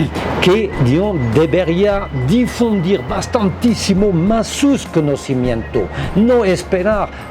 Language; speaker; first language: Spanish; non-native, fluent; French